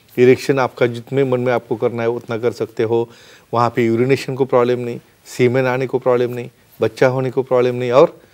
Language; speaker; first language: Hindi; non-native, local second language; Marathi